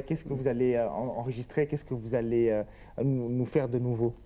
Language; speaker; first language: French; native; French